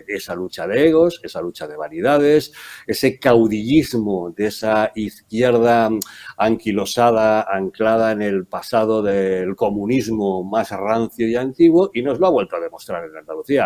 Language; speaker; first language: Spanish; native; Spanish